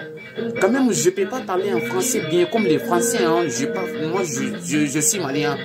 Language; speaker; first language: French; non-native, learner; Bambara